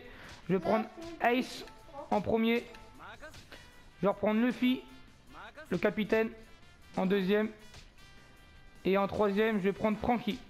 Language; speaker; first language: French; native; French